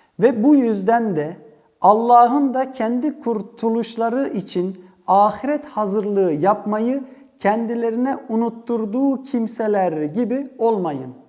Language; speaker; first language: Turkish; early bilingual, heritage; Turkish